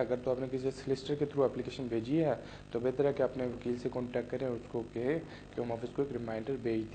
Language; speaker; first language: Urdu; native; Urdu